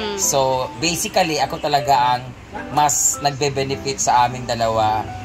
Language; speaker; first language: Filipino; non-native, local second language; Cebuano